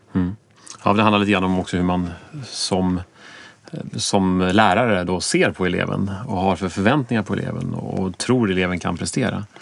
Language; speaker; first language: Swedish; native; Swedish